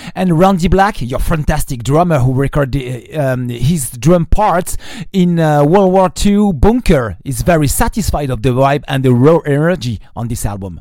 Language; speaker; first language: English; non-native, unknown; French